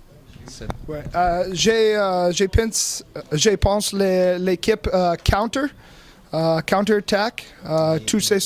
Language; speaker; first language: French; non-native, learner; English